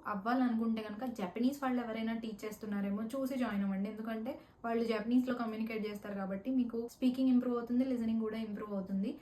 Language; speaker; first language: Telugu; native; Telugu